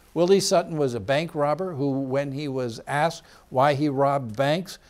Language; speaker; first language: English; native; English